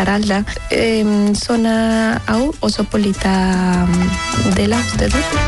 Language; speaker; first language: Basque; non-native, learner; Spanish